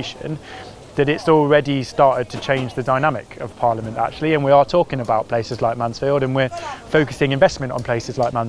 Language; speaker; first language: English; native; English